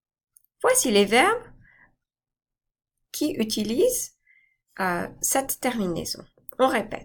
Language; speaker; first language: French; non-native, fluent; English